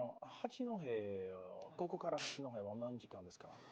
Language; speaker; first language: Japanese; non-native, learner; English